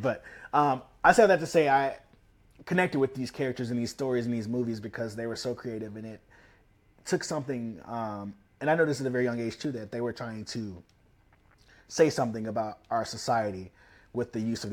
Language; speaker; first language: English; native; English